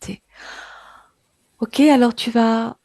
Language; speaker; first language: French; native; French